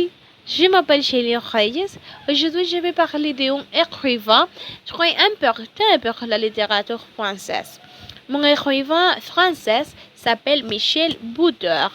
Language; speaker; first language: French; non-native, learner; Spanish